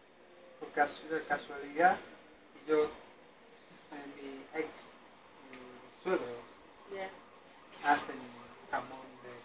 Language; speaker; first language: Spanish; non-native, fluent; Persian